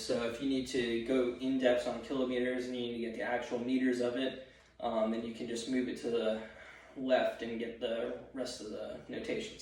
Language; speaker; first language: English; native; English